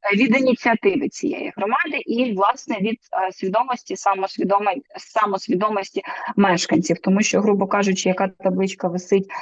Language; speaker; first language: Ukrainian; native; Ukrainian